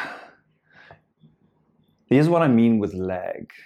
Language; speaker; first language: English; non-native, local second language; Afrikaans